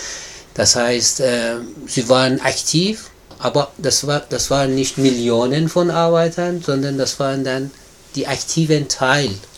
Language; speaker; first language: German; non-native, fluent; Persian